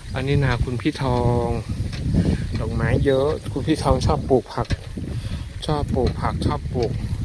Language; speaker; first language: Thai; non-native, local second language; Northeastern Thai